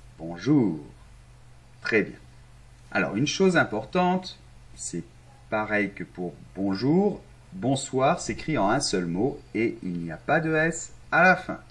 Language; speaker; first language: French; non-native, fluent; Arabic